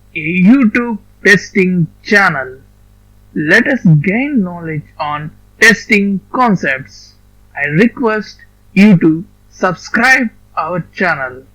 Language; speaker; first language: English; non-native, local second language; Telugu